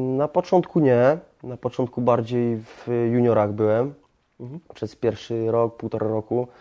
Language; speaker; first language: Polish; early bilingual, heritage; French